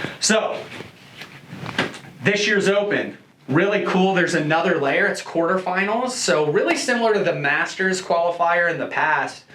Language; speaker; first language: English; native; English